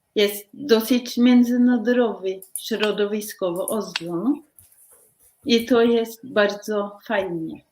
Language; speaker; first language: Polish; non-native, learner; Norwegian